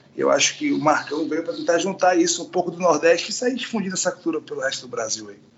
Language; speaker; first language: Portuguese; native; Portuguese